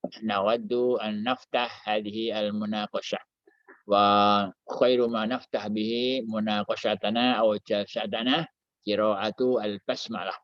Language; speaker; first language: Arabic; non-native, fluent; Indonesian